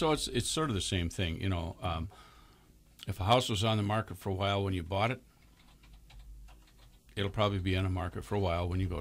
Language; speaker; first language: English; native; English